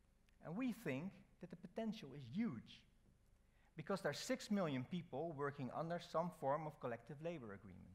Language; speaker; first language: English; non-native, fluent; Dutch